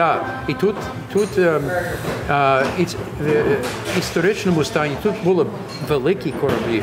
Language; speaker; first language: Ukrainian; early bilingual, heritage; English